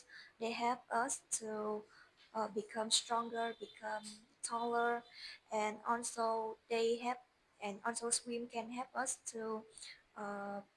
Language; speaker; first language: English; non-native, learner; Vietnamese